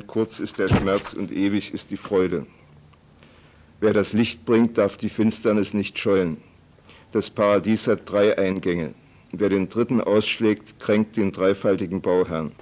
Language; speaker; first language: German; native; German